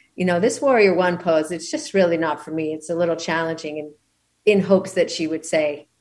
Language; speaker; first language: English; native; English